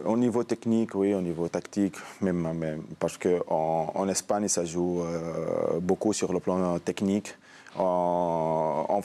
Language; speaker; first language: French; non-native, local second language; Arabic